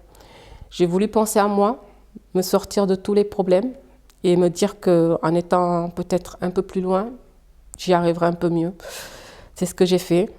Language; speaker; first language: French; early bilingual, other home language; Fula